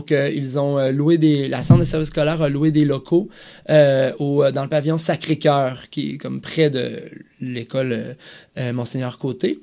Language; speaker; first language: French; native; French